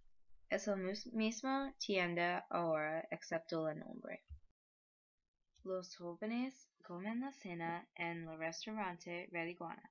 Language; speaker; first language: Spanish; non-native, learner; English